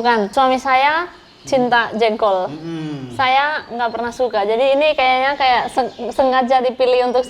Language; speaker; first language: Indonesian; non-native, fluent; Spanish